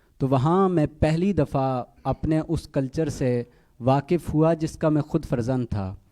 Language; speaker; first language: Urdu; non-native, local second language; Gujari